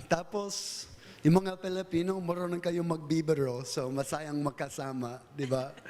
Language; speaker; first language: Filipino; non-native, learner; English